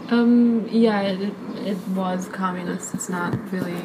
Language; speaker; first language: English; early bilingual, other home language; German